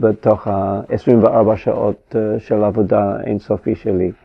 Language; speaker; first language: Hebrew; non-native, fluent; English